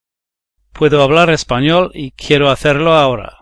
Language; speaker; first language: Spanish; non-native, learner; English